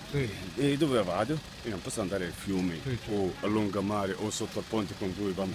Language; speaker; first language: Italian; non-native, learner; Arabic